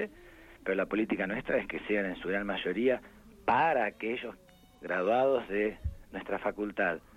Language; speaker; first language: Spanish; native; Spanish